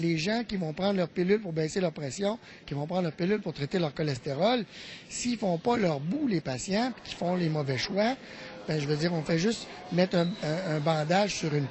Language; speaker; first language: French; native; French